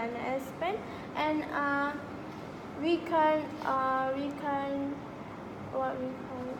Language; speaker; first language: English; non-native, local second language; Malay